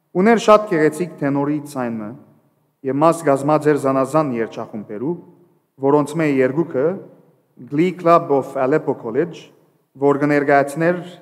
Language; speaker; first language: Armenian; early bilingual, heritage; Armenian